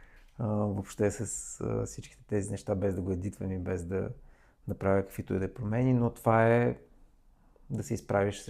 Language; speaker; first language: Bulgarian; native; Bulgarian